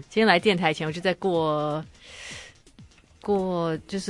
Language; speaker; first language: Chinese; native; Chinese